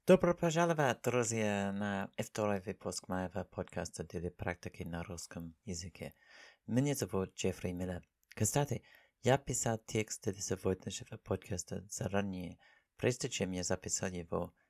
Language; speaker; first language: Russian; non-native, learner; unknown